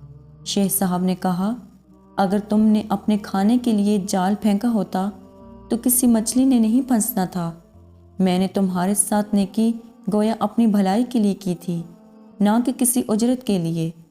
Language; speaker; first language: Urdu; native; Urdu